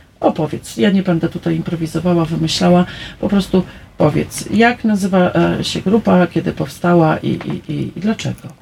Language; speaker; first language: Polish; native; Polish